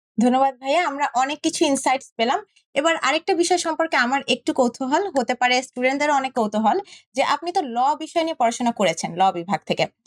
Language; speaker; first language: Bangla; native; Bangla